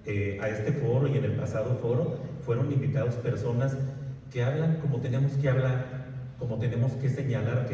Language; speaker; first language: Spanish; native; Spanish